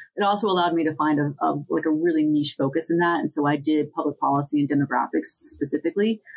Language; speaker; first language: English; native; English